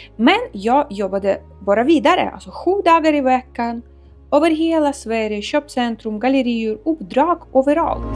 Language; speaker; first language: Swedish; non-native, fluent; Ukrainian